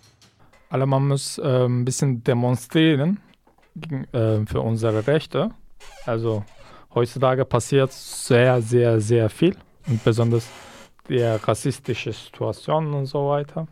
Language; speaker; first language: German; non-native, fluent; Kurdish